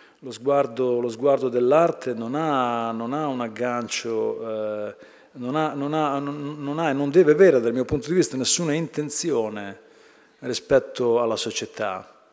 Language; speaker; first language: Italian; native; Italian